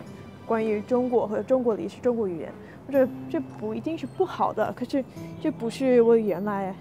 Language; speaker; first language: Chinese; non-native, fluent; English